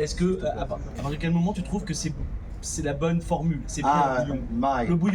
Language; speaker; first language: French; native; French